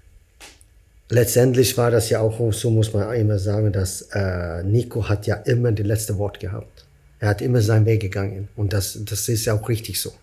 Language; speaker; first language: German; non-native, fluent; Swedish